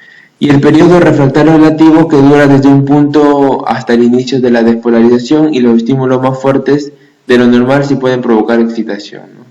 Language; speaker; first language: Spanish; native; Spanish